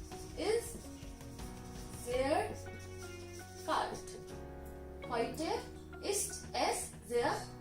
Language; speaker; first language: German; non-native, fluent; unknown